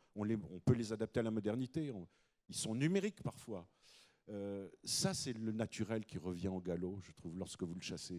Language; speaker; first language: French; native; French